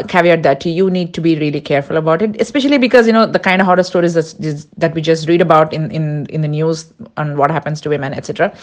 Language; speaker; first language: English; non-native, local second language; Tulu